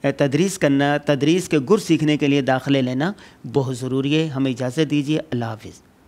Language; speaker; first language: Urdu; native; Urdu